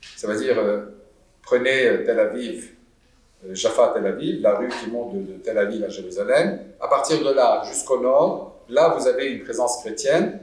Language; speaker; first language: French; non-native, local second language; Arabic